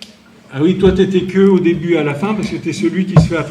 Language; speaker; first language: French; native; French